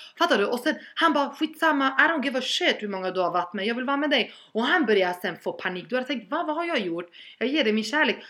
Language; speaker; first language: Swedish; early bilingual, other home language; Albanian